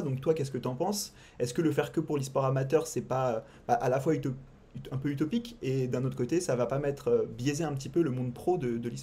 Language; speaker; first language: French; native; French